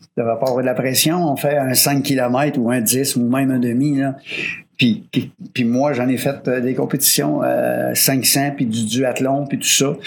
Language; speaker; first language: French; native; French